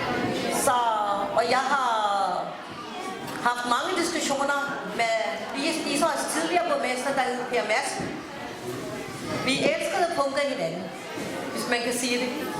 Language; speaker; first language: Danish; early bilingual, other home language; Urdu